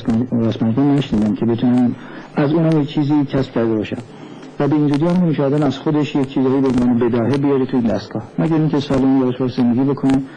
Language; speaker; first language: Persian; native; Persian